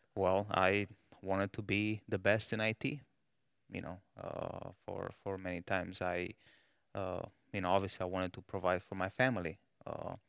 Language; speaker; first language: English; non-native, fluent; Romanian